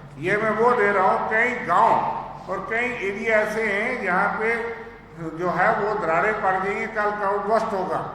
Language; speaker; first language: Urdu; non-native, local second language; Dogri